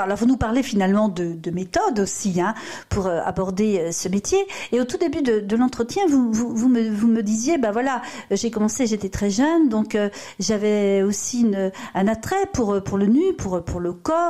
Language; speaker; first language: French; native; French